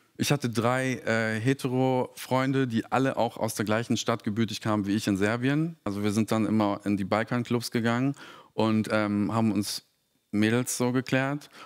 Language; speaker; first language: German; early bilingual, other home language; Serbian